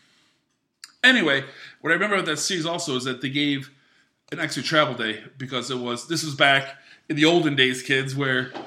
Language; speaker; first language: English; native; English